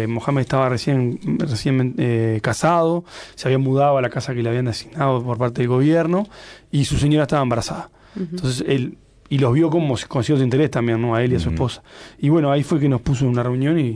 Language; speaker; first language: Spanish; native; Spanish